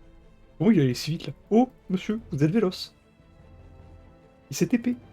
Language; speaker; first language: French; native; French